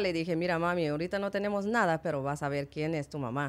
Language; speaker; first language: Spanish; early bilingual, heritage; Spanish